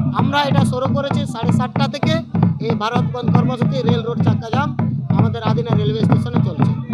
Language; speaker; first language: Bangla; non-native, local second language; Santali